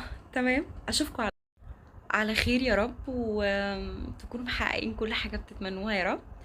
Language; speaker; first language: Arabic; native; Arabic